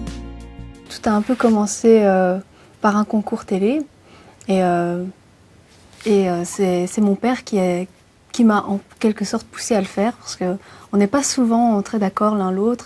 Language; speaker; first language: French; early bilingual, other home language; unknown